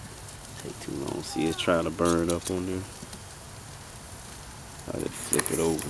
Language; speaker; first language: English; native; English